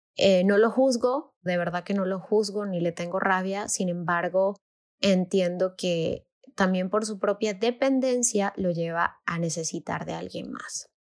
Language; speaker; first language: Spanish; native; Spanish